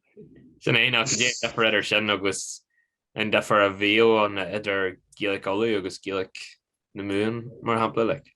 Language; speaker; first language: Irish; non-native, local second language; English